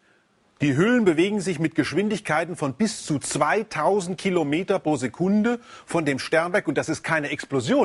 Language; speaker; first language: German; native; German